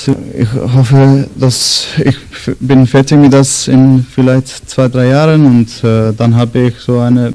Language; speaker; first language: German; non-native, learner; Icelandic